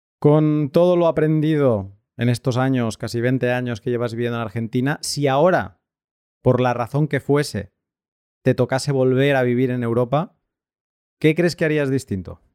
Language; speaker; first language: Spanish; native; Spanish